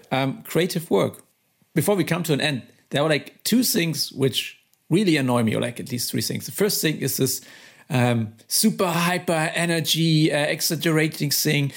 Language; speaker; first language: English; non-native, fluent; German